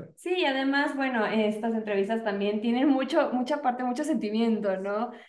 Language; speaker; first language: Spanish; native; Spanish